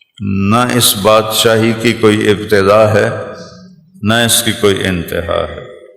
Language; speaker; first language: Urdu; non-native, local second language; Punjabi